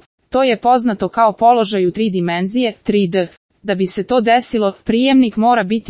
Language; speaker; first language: Croatian; native; Croatian